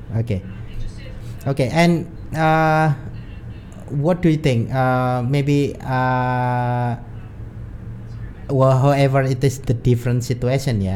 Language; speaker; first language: English; non-native, learner; Indonesian